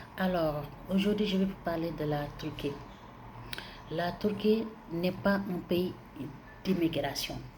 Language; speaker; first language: French; non-native, local second language; Wolof